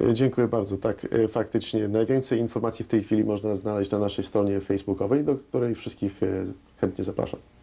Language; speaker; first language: Polish; early bilingual, heritage; Polish